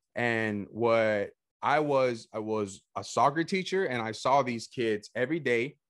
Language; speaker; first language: English; early bilingual, other home language; Spanish